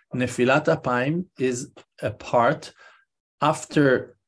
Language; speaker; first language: English; non-native, fluent; Hebrew